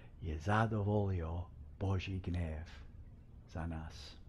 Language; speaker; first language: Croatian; early bilingual, heritage; Croatian